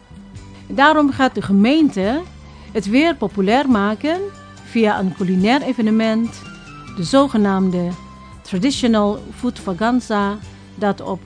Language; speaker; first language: Dutch; non-native, fluent; Indonesian